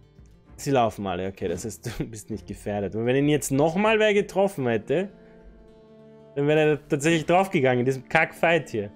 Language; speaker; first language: German; native; German